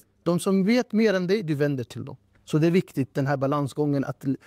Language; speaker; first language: Swedish; non-native, fluent; Urdu